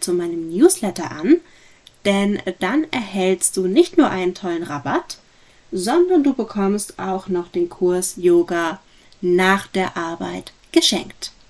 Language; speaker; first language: German; native; German